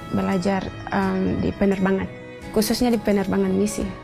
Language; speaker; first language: Indonesian; non-native, local second language; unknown